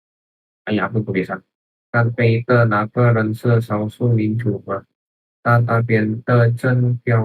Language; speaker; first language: Chinese; non-native, learner; Indonesian